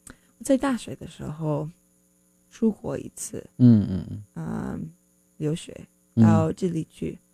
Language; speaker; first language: Chinese; non-native, fluent; English